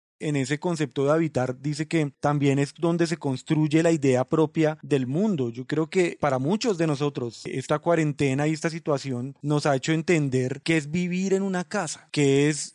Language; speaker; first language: Spanish; native; Spanish